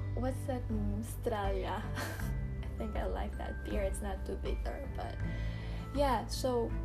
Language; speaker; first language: English; non-native, local second language; Bikol